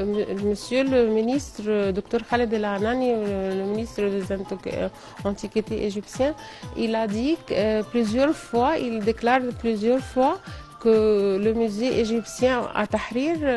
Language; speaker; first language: French; non-native, fluent; Arabic